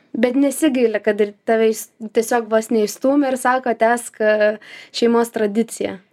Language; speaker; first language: Lithuanian; native; Lithuanian